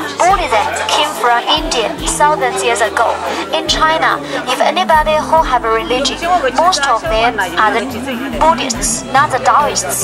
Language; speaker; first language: English; non-native, fluent; Chinese